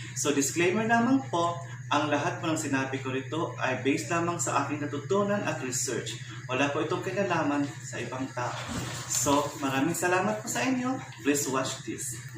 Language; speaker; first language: Filipino; non-native, local second language; Waray